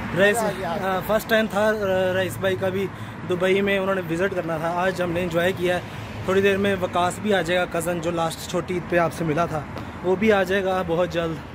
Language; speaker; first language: Urdu; non-native, local second language; Punjabi